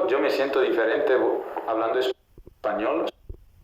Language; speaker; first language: Spanish; non-native, fluent; Italian